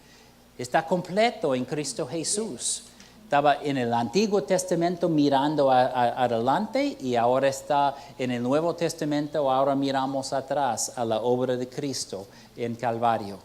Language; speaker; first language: Spanish; non-native, fluent; English